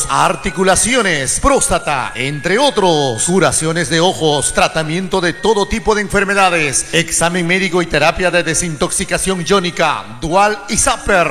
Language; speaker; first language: Spanish; native; Spanish